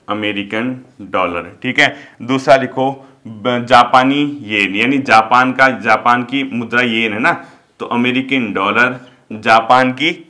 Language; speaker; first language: Hindi; native; Hindi